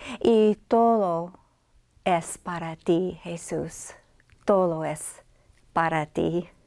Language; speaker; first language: Spanish; non-native, fluent; English